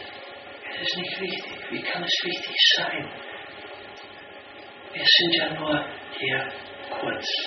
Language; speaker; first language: German; non-native, fluent; Danish